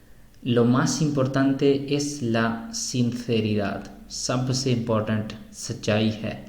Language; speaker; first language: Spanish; non-native, fluent; Urdu